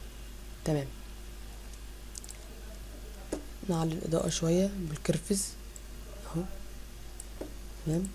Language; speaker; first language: Arabic; native; Arabic